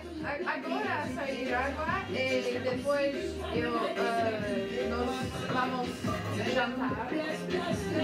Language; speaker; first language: Portuguese; non-native, learner; Dutch